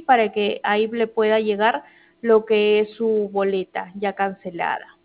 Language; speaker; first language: Spanish; native; Spanish